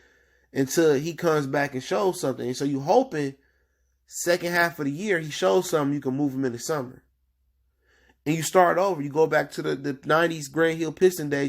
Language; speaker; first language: English; native; English